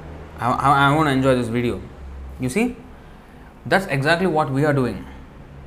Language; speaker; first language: English; non-native, local second language; Telugu